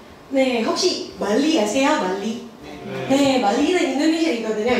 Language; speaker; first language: Korean; non-native, fluent; Indonesian